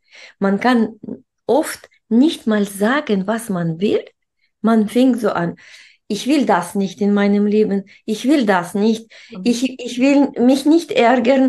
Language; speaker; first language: German; non-native, fluent; Russian